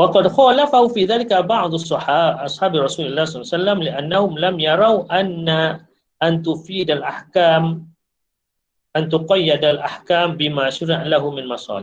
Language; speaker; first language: Arabic; non-native, fluent; Malay